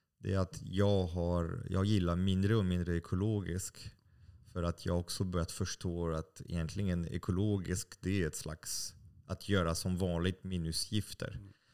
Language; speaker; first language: Swedish; non-native, fluent; French